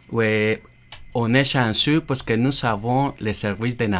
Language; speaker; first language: French; non-native, learner; Spanish